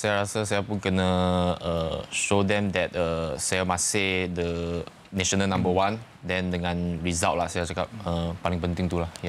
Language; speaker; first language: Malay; non-native, local second language; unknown